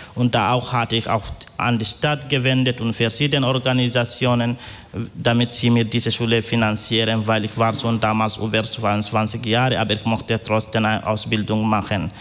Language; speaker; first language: German; non-native, fluent; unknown